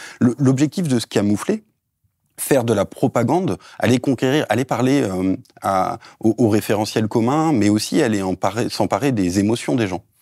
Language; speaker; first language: French; native; French